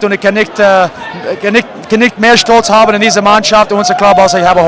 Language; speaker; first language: German; non-native, fluent; English